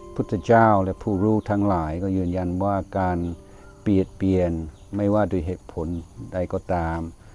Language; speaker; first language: Thai; non-native, fluent; English